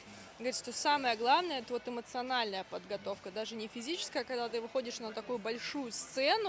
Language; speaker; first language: Russian; native; Russian